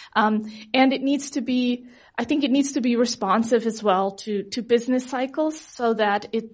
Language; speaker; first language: English; non-native, fluent; German